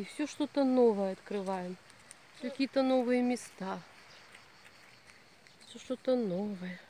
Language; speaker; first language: Russian; native; Russian